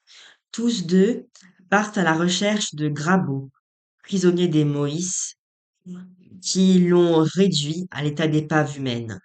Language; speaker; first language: French; native; French